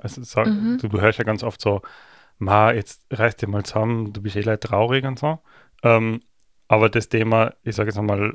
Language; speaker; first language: German; native; German